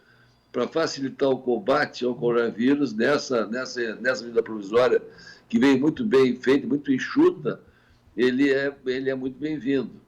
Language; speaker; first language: Portuguese; native; Portuguese